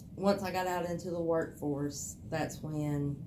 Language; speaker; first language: English; native; English